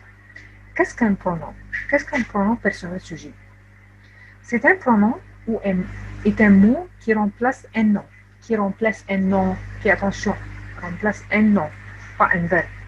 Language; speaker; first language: French; non-native, fluent; Arabic